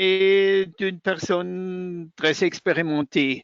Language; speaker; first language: French; non-native, fluent; German